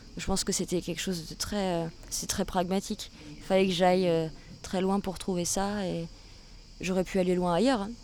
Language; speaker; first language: French; native; French